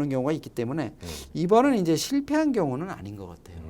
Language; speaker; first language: Korean; native; Korean